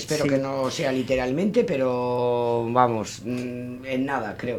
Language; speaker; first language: Spanish; native; Spanish